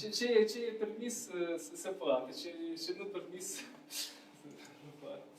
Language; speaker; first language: Romanian; non-native, learner; Ukrainian